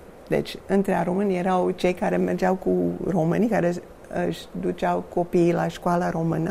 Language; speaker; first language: Romanian; non-native, fluent; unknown